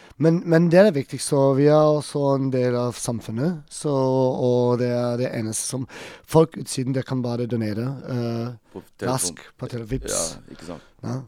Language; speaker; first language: Norwegian; non-native, learner; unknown